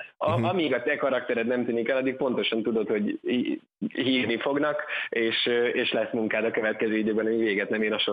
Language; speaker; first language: Hungarian; native; Hungarian